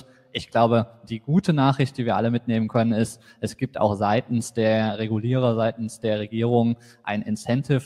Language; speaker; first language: German; native; German